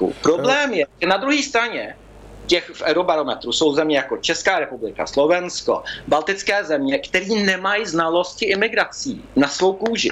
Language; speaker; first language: Czech; early bilingual, heritage; Czech